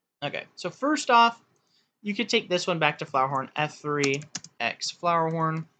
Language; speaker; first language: English; native; English